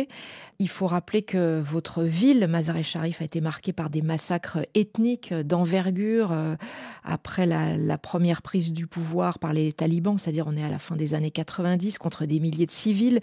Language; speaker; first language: French; native; French